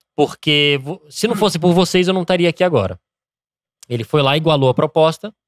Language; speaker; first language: Portuguese; early bilingual, other home language; English